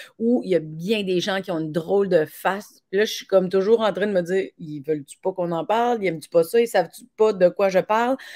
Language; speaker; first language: French; native; French